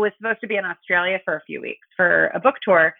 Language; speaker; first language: English; native; English